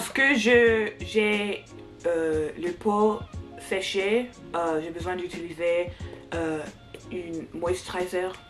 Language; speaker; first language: French; non-native, learner; English